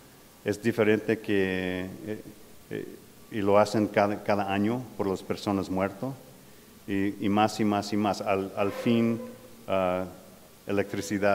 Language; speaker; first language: Spanish; non-native, fluent; English